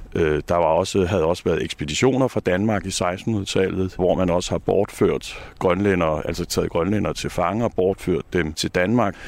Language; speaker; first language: Danish; native; Danish